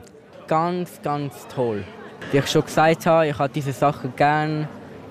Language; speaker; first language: German; early bilingual, other home language; Italian